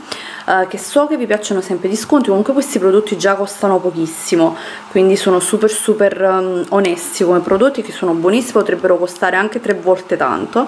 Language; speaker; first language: Italian; native; Italian